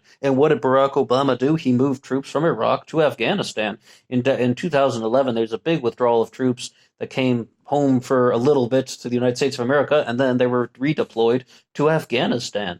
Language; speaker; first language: English; native; English